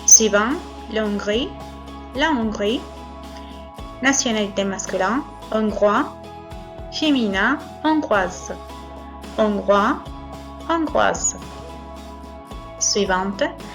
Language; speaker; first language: French; non-native, fluent; Spanish